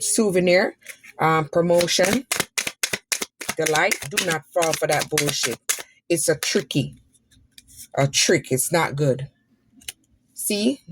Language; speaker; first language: English; native; English